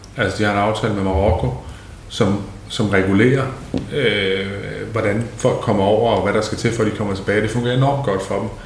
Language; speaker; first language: Danish; native; Danish